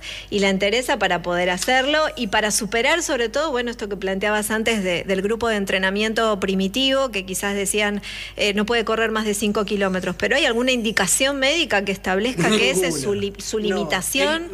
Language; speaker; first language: Spanish; native; Spanish